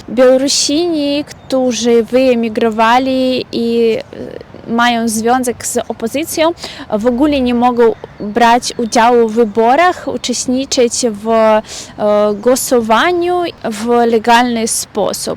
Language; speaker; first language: Polish; non-native, fluent; Russian